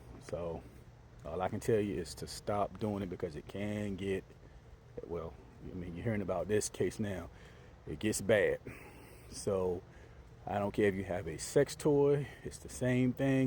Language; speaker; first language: English; native; English